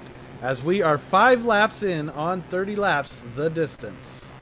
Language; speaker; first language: English; native; English